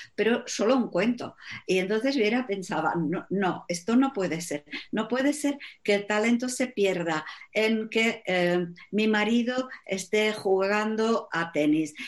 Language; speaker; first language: Spanish; non-native, fluent; Czech